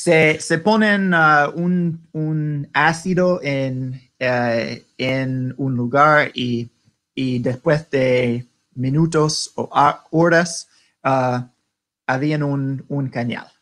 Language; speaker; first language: Spanish; non-native, learner; English